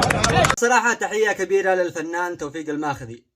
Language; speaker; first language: Arabic; native; Arabic